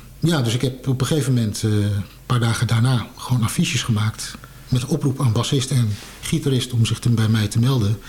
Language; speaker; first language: Dutch; native; Dutch